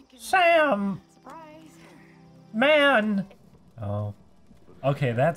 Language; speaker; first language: English; native; English